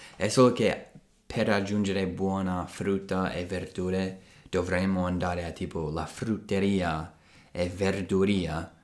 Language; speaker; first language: Italian; non-native, fluent; English